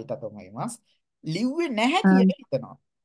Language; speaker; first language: Japanese; non-native, fluent; Sinhala